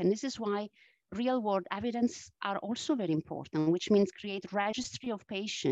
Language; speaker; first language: English; non-native, fluent; Italian